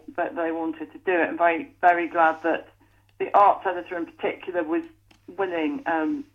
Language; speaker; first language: English; native; English